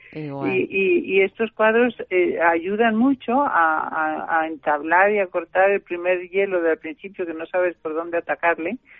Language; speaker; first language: Spanish; non-native, fluent; German